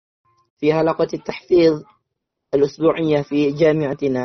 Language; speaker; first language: Arabic; non-native, learner; Indonesian